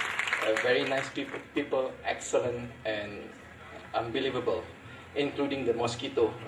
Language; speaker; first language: English; non-native, fluent; Indonesian